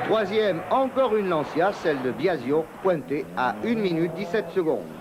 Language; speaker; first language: French; native; French